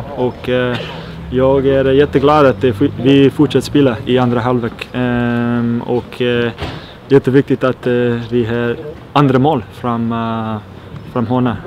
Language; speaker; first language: Swedish; non-native, learner; English